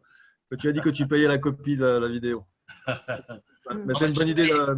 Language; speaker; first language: French; native; French